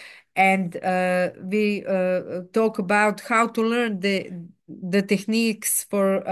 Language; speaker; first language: English; non-native, fluent; Serbian